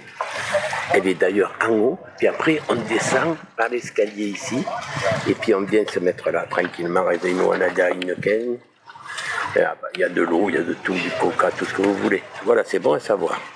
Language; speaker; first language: French; native; French